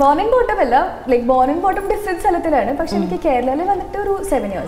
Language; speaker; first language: Malayalam; non-native, local second language; Hindi